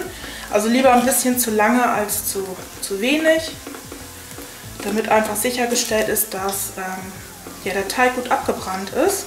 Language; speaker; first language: German; native; German